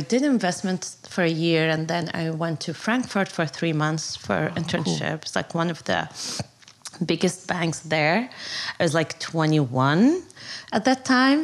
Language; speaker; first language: English; non-native, fluent; Arabic